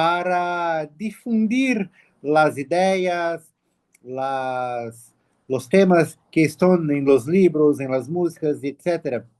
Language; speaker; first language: Spanish; non-native, learner; Portuguese